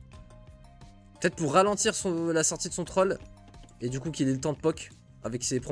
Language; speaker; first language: French; native; French